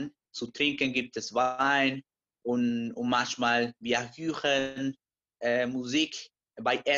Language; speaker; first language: German; non-native, learner; Spanish